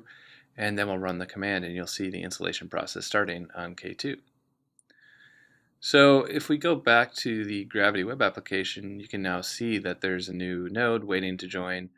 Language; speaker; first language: English; native; English